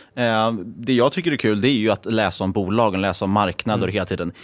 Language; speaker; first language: Swedish; native; Swedish